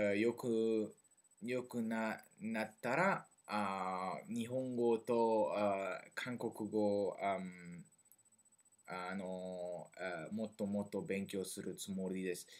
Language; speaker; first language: Japanese; non-native, learner; French